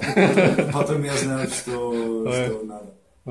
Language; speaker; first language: Russian; non-native, learner; Czech